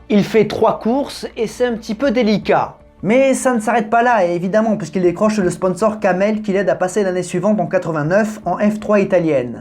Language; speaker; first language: French; native; French